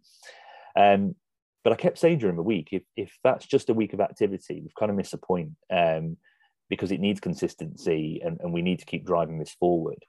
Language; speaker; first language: English; native; English